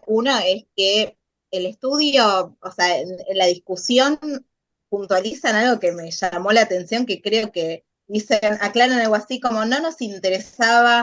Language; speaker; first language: Spanish; native; Spanish